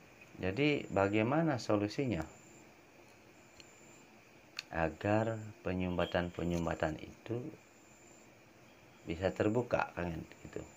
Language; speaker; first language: Indonesian; native; Indonesian